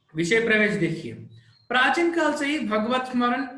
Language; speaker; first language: Hindi; non-native, local second language; Telugu